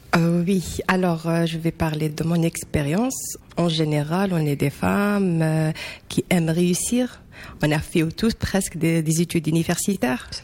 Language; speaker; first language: French; non-native, local second language; Arabic